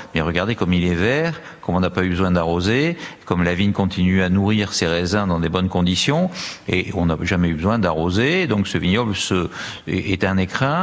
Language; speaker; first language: French; native; French